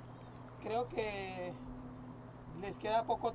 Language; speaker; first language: Spanish; native; Spanish